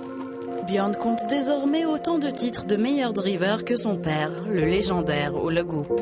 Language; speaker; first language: French; native; French